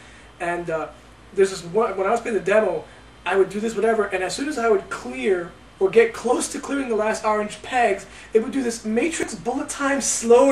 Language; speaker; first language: English; native; English